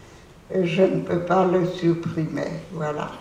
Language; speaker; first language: French; non-native, fluent; Polish